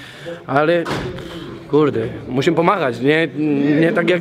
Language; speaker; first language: Polish; non-native, learner; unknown